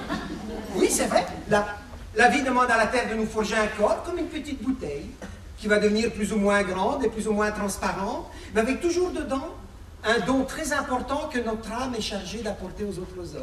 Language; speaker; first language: French; native; French